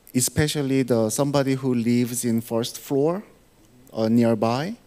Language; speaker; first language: English; non-native, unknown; Korean